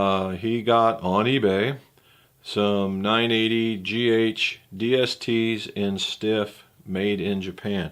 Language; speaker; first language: English; native; English